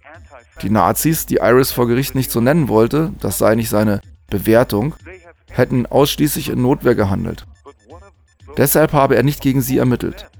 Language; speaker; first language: German; native; German